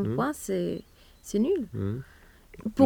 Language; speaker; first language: French; non-native, fluent; Swedish